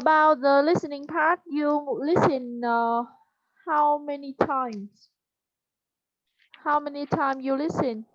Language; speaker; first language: English; non-native, fluent; Vietnamese